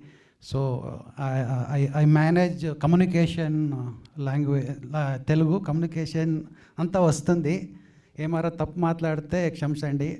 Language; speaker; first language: Telugu; non-native, learner; Kannada